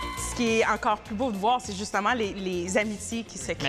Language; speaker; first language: French; native; French